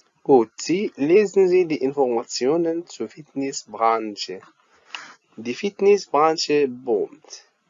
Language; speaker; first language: German; non-native, fluent; Arabic